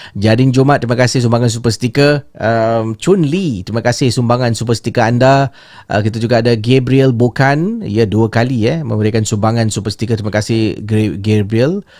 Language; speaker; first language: Malay; native; Malay